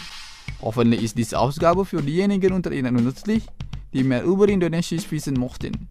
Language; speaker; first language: German; non-native, fluent; Indonesian